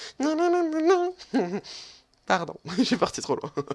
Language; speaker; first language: French; native; French